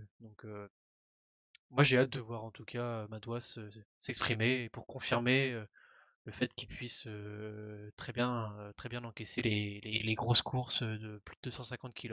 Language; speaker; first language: French; native; French